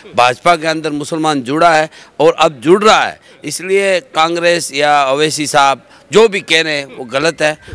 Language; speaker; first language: Hindi; native; Hindi